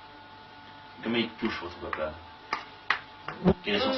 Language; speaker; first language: French; native; French